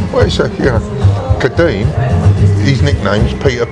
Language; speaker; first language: English; native; English